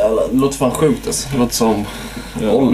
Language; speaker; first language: Swedish; native; Swedish